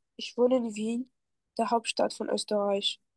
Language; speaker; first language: German; non-native, fluent; French